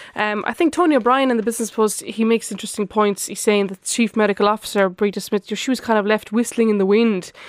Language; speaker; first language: English; non-native, fluent; Lithuanian